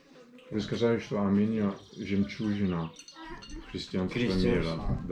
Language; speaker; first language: Russian; non-native, fluent; English